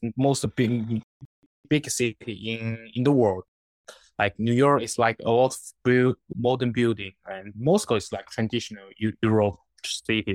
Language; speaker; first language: English; non-native, learner; Chinese